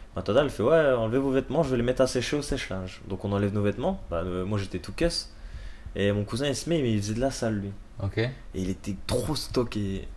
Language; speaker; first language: French; native; French